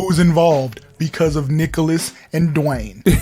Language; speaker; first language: English; native; English